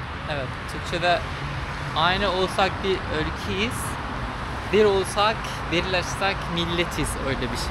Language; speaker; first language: Turkish; non-native, learner; Uzbek